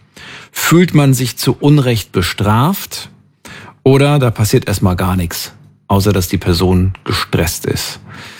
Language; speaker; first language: German; native; German